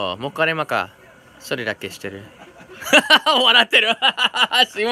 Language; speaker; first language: Japanese; non-native, learner; English